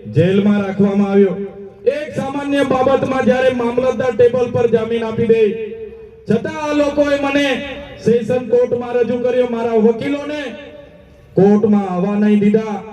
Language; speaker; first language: Gujarati; non-native, local second language; Vasavi